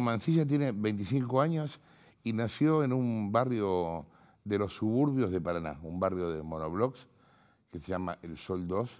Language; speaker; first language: Spanish; native; Spanish